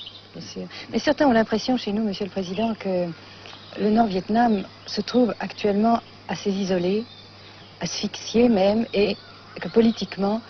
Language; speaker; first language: French; native; French